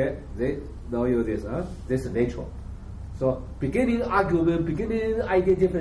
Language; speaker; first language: English; non-native, learner; Chinese